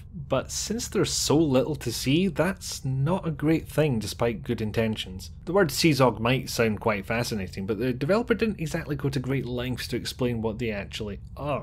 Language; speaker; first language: English; native; English